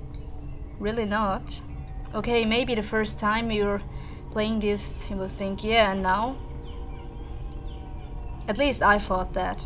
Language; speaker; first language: English; non-native, fluent; German